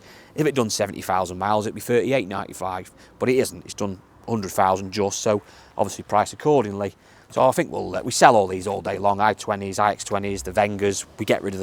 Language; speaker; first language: English; native; English